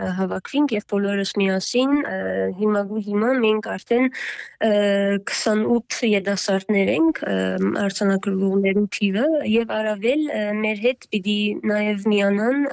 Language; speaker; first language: Armenian; early bilingual, heritage; Armenian